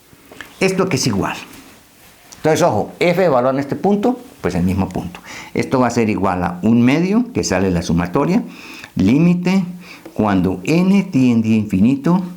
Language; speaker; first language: Spanish; native; Spanish